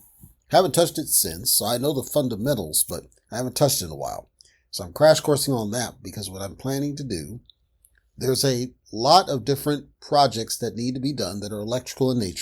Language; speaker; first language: English; native; English